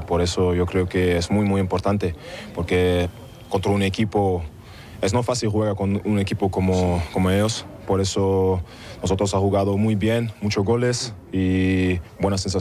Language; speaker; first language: Spanish; non-native, learner; German